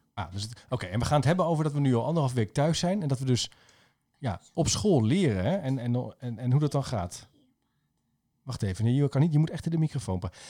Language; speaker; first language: Dutch; native; Dutch